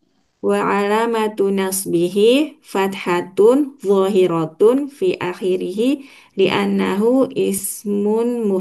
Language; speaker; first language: Arabic; non-native, learner; Indonesian